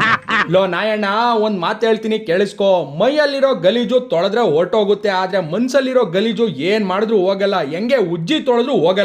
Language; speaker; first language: Kannada; native; Kannada